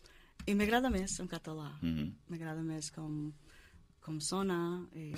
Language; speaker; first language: Catalan; non-native, learner; English